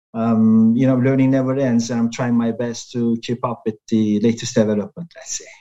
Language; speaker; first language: English; non-native, fluent; Turkish